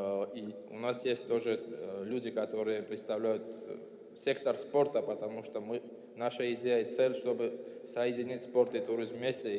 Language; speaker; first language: Russian; non-native, fluent; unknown